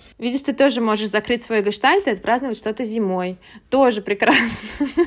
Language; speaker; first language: Russian; native; Russian